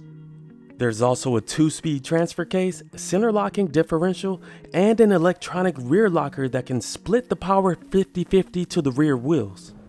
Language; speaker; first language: English; native; English